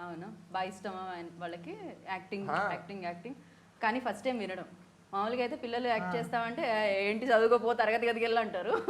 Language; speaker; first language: Telugu; native; Telugu